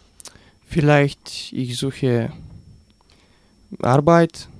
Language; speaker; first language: German; non-native, learner; Bulgarian